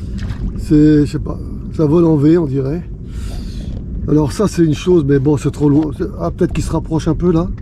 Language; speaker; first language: French; native; French